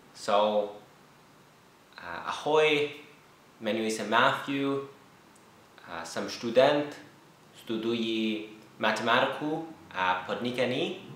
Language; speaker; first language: Czech; non-native, learner; English